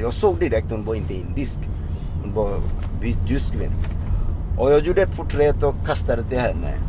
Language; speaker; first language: Swedish; non-native, fluent; Odia